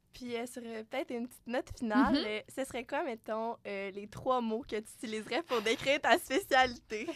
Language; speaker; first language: French; native; French